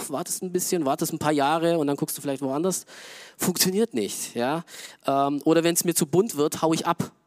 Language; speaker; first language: German; native; German